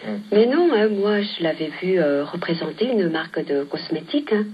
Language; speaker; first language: French; non-native, fluent; Korean